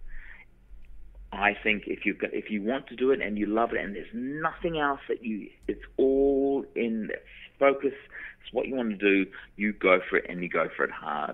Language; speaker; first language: English; native; English